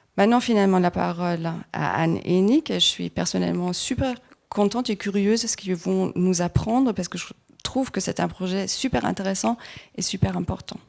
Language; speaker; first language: French; non-native, fluent; German